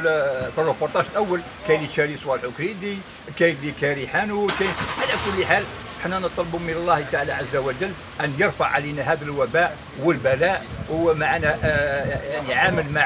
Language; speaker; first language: Arabic; native; Arabic